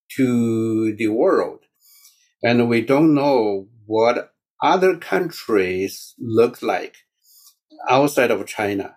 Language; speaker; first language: English; non-native, learner; Chinese